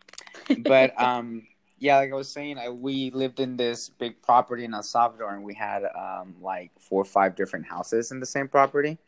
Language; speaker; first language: English; early bilingual, other home language; Spanish